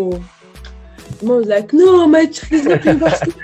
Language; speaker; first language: English; non-native, local second language; Yoruba